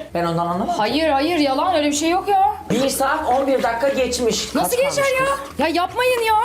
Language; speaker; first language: Turkish; native; Turkish